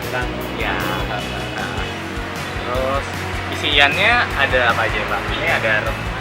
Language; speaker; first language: Indonesian; native; Indonesian